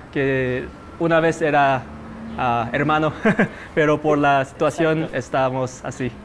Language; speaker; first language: Spanish; non-native, fluent; Korean